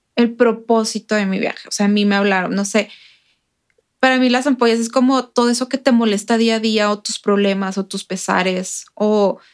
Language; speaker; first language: Spanish; native; Spanish